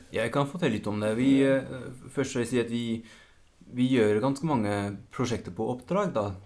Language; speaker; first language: Norwegian; non-native, fluent; French